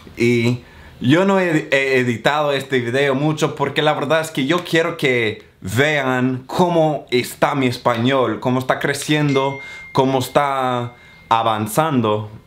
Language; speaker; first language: Spanish; non-native, fluent; English